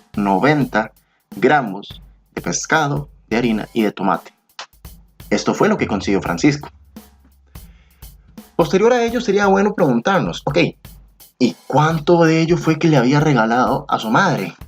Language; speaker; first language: Spanish; native; Spanish